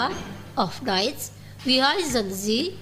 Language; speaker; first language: German; non-native, fluent; Indonesian